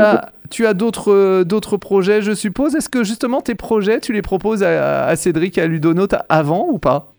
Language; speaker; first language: French; native; French